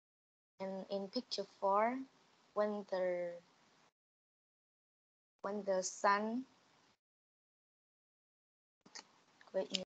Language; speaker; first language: English; non-native, learner; Vietnamese